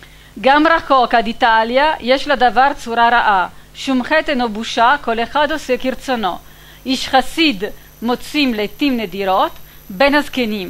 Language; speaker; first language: Hebrew; non-native, fluent; Italian